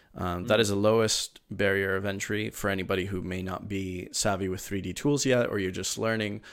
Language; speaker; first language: English; early bilingual, other home language; Spanish